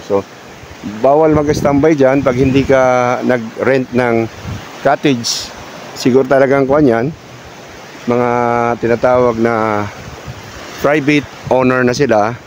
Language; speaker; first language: Filipino; non-native, local second language; Cebuano